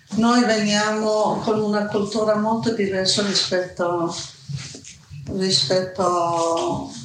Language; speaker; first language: Italian; non-native, fluent; Persian